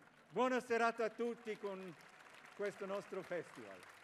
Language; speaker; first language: Italian; native; Italian